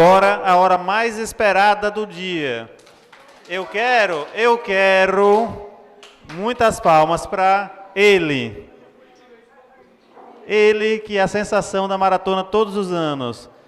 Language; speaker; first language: Portuguese; native; Portuguese